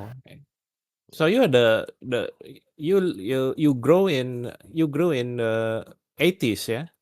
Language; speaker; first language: English; non-native, learner; Indonesian